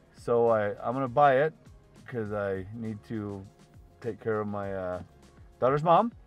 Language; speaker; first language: English; native; English